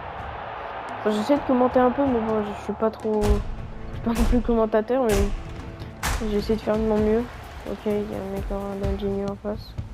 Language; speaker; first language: French; native; French